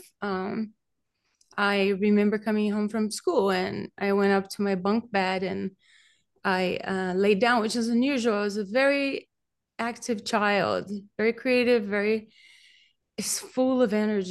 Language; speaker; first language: English; non-native, fluent; Portuguese